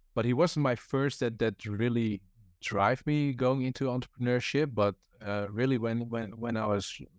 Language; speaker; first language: English; non-native, fluent; Dutch